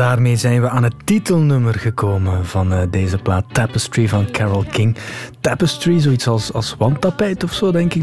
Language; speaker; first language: Dutch; native; Dutch